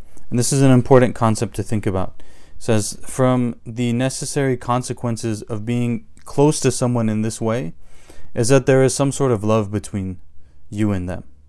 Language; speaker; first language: English; native; English